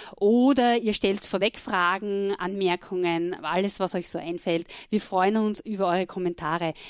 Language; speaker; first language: German; native; German